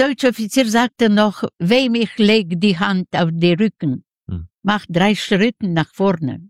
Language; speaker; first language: German; non-native, learner; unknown